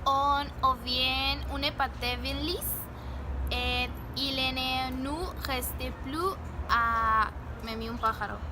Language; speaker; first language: French; non-native, learner; Spanish